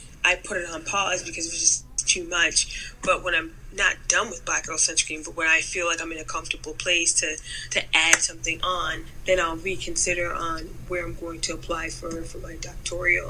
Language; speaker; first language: English; native; English